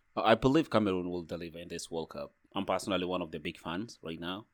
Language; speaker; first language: English; non-native, fluent; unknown